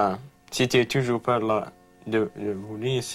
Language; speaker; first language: French; non-native, local second language; English